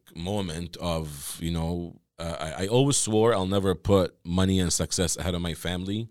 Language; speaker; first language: English; non-native, fluent; Arabic